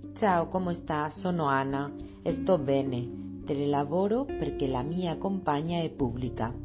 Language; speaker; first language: Italian; non-native, learner; Spanish